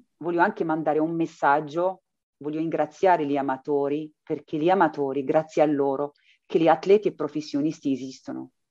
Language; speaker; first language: Italian; non-native, fluent; Arabic